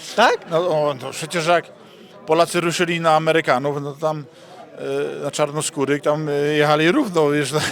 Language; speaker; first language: Polish; native; Polish